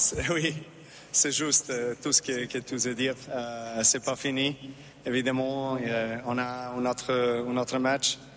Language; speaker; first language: French; non-native, learner; Serbian